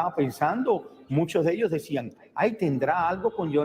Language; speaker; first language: Spanish; native; Spanish